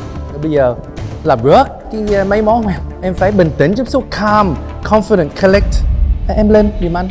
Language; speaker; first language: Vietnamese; early bilingual, heritage; English